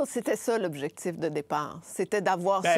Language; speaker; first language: French; native; French